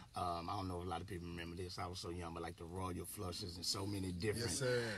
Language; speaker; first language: English; native; English